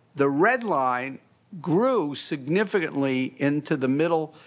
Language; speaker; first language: English; native; English